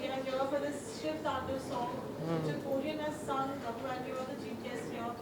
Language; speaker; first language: English; non-native, local second language; Hindi